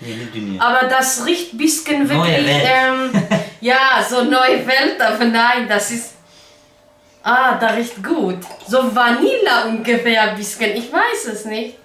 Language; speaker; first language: German; non-native, learner; Kurdish